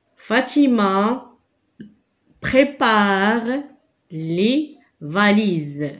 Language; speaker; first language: French; non-native, local second language; Arabic